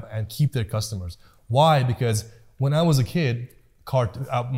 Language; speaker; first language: English; early bilingual, other home language; Persian